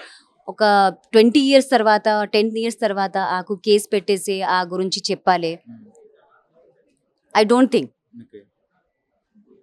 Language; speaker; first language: Telugu; non-native, learner; Hindi